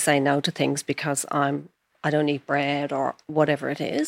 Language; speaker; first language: English; native; English